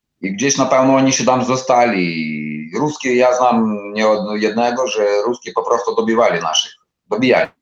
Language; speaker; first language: Polish; non-native, learner; Ukrainian